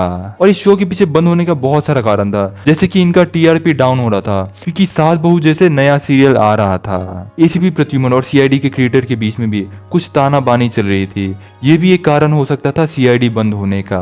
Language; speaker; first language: Hindi; non-native, local second language; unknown